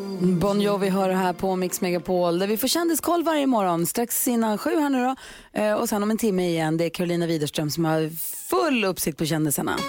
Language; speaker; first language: Swedish; native; Swedish